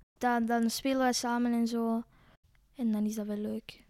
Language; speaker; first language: Dutch; native; Dutch